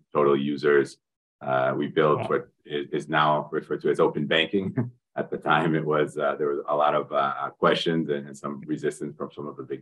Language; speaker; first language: English; native; English